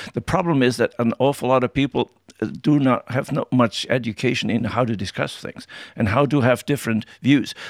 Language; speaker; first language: English; non-native, fluent; German